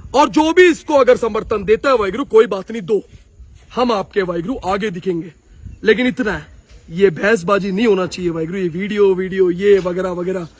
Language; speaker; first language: Hindi; non-native, local second language; Punjabi